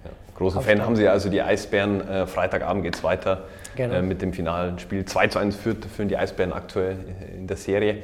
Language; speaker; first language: German; native; German